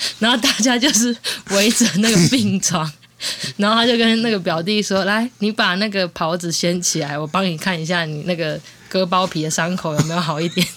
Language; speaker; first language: Chinese; native; Chinese